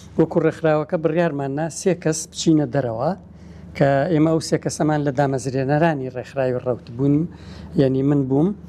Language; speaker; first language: Central Kurdish; native; Central Kurdish